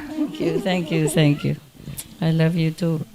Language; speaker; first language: English; non-native, fluent; Vietnamese